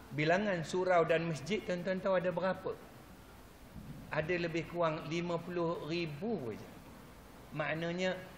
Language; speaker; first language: Malay; non-native, local second language; Chinese